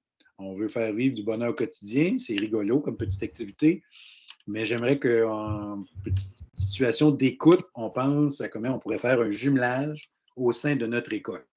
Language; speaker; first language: French; native; French